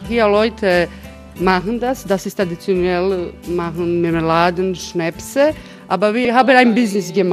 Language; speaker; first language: German; non-native, learner; Croatian